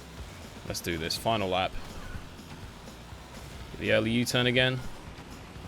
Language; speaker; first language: English; native; English